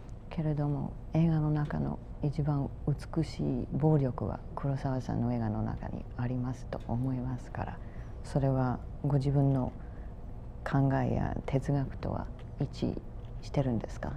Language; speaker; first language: Japanese; non-native, fluent; English